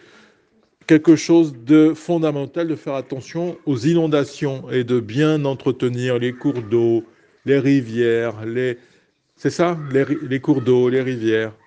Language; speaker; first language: French; native; French